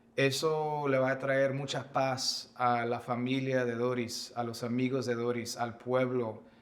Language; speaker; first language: Spanish; non-native, fluent; English